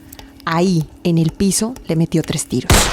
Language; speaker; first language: Spanish; native; Spanish